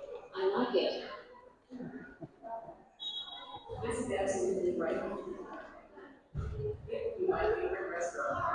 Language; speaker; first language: English; non-native, learner; Indonesian